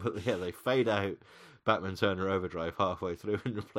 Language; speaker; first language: English; native; English